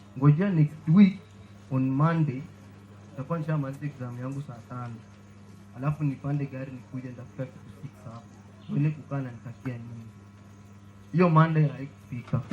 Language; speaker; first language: Swahili; non-native, local second language; Luyia